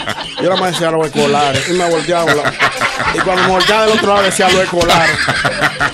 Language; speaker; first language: Spanish; native; Spanish